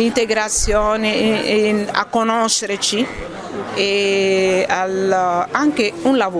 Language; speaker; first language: Italian; non-native, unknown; French